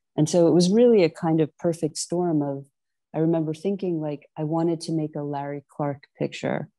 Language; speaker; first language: English; native; English